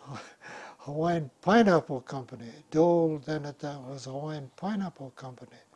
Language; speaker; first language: English; native; English